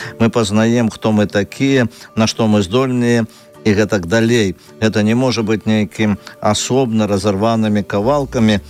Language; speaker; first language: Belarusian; native; Belarusian